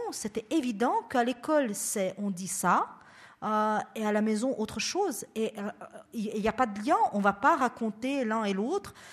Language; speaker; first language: French; non-native, fluent; Russian